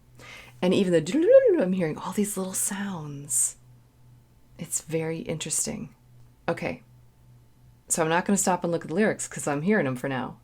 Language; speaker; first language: English; native; English